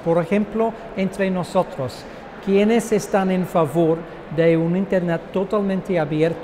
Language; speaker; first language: Spanish; non-native, fluent; English